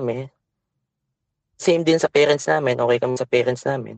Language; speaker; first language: English; non-native, local second language; Filipino